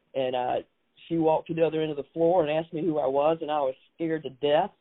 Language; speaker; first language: English; native; English